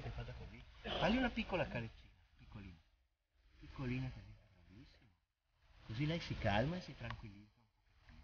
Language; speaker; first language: Italian; native; Italian